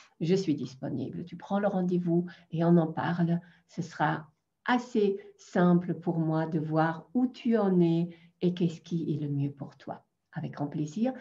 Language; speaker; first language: French; non-native, fluent; German